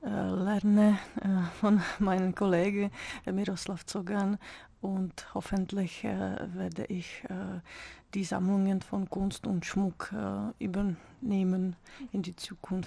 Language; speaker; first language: German; non-native, fluent; Czech